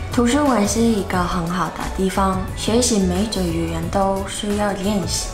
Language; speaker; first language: Chinese; non-native, fluent; Mongolian